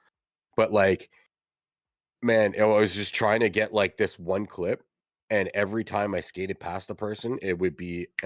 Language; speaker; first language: English; native; English